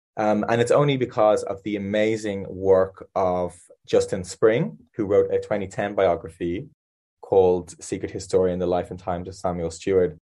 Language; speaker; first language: English; native; English